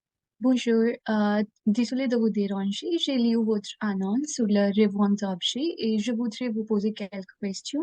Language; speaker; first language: French; non-native, learner; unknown